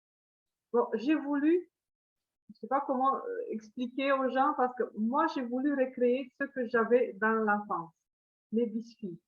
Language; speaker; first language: French; non-native, fluent; Romanian